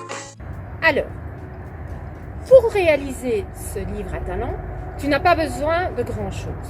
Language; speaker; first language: French; native; French